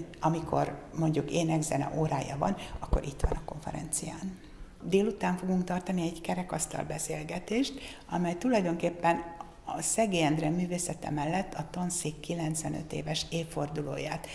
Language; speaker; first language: Hungarian; native; Hungarian